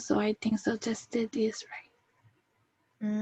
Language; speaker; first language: English; non-native, learner; Korean